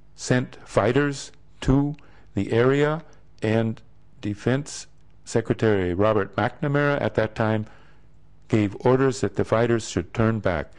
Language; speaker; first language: English; native; English